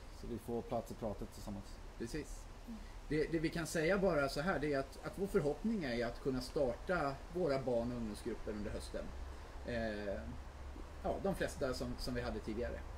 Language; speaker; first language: Swedish; native; Swedish